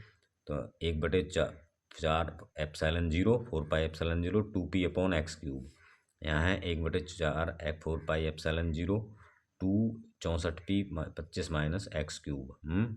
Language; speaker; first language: Hindi; native; Hindi